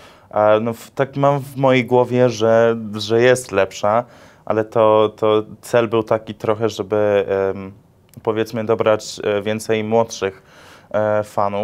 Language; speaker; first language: Polish; early bilingual, heritage; English